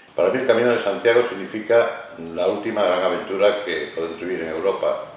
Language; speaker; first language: Spanish; native; Spanish